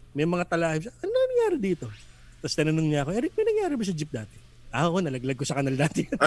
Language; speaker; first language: Filipino; native; Filipino